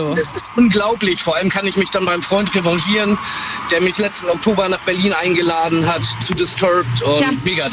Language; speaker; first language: German; native; German